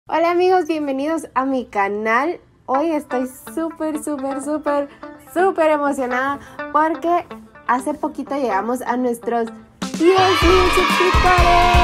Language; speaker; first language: Spanish; early bilingual, heritage; Spanish